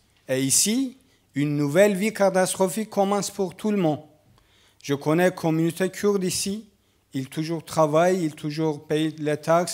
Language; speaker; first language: French; non-native, learner; Kurdish